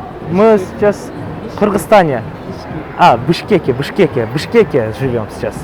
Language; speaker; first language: Russian; non-native, local second language; Kyrgyz